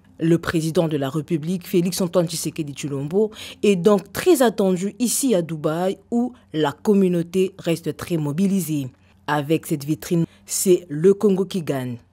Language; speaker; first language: French; non-native, local second language; Lingala